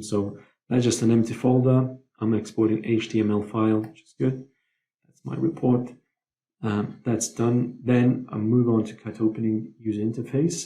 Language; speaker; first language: English; non-native, fluent; Lithuanian